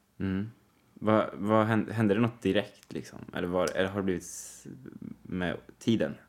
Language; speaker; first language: Swedish; native; Swedish